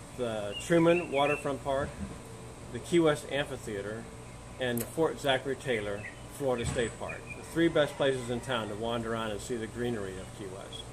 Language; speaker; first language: English; native; English